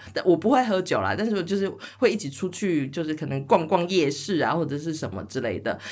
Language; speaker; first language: Chinese; native; Chinese